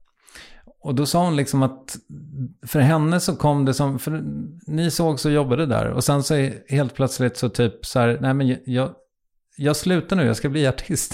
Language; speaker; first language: Swedish; native; Swedish